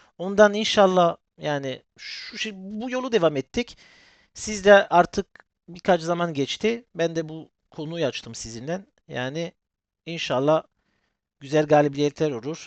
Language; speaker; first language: Turkish; early bilingual, heritage; Turkish